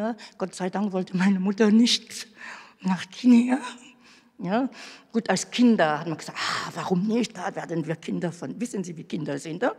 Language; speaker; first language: German; non-native, fluent; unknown